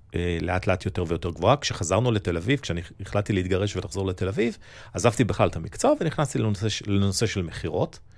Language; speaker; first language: Hebrew; early bilingual, other home language; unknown